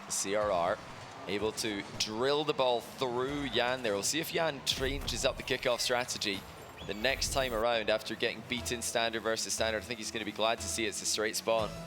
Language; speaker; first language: English; native; English